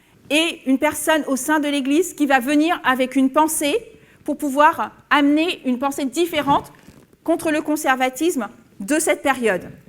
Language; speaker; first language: French; native; French